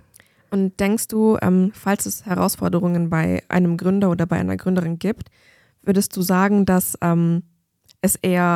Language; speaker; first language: German; native; German